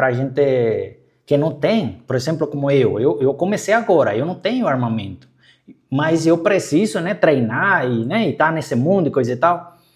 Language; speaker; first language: Portuguese; non-native, fluent; Spanish